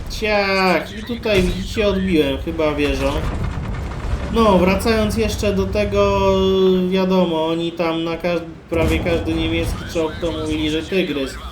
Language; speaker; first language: Polish; native; Polish